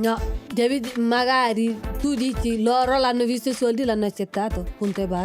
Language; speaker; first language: Italian; non-native, fluent; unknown